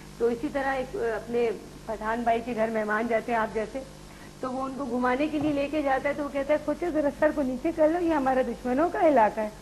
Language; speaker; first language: Urdu; non-native, local second language; Pashto